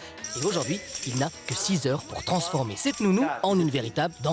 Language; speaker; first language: French; native; French